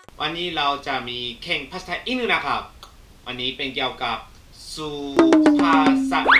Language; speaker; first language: Thai; non-native, learner; Korean